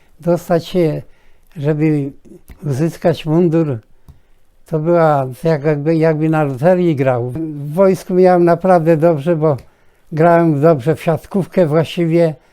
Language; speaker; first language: Polish; native; Polish